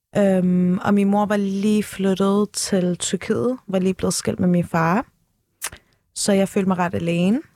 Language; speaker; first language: Danish; early bilingual, other home language; Turkish